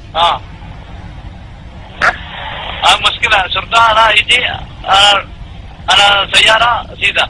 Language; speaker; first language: Arabic; non-native, learner; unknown